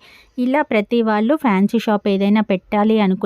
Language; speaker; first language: Telugu; native; Telugu